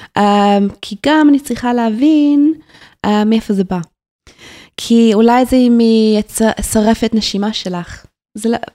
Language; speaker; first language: Hebrew; non-native, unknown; English